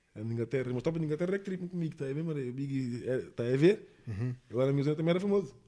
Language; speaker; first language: Portuguese; early bilingual, heritage; English